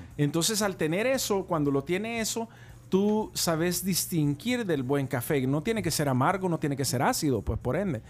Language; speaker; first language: Spanish; native; Spanish